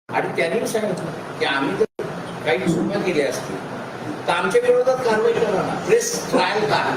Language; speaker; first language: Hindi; non-native, local second language; Marathi